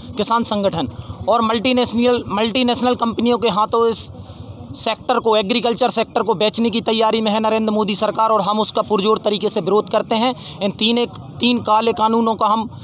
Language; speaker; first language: Hindi; native; Hindi